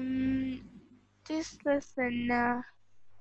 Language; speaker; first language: English; non-native, learner; Vietnamese